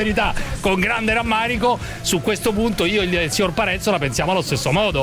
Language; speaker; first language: Italian; native; Italian